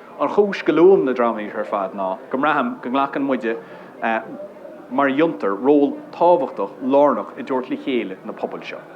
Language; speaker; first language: Irish; non-native, local second language; English